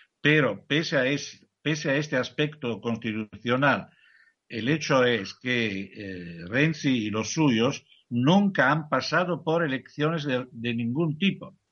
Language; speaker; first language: Spanish; non-native, fluent; Italian